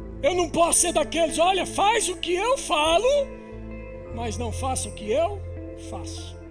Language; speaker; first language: Portuguese; native; Portuguese